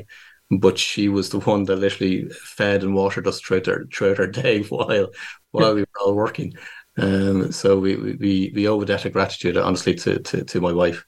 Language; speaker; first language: English; native; English